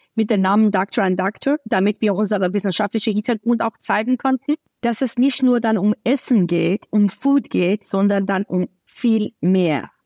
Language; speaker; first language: German; non-native, fluent; Persian